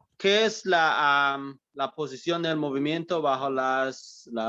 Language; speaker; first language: Spanish; early bilingual, heritage; English